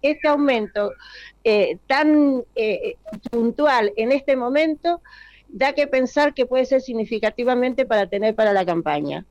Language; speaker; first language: Spanish; native; Spanish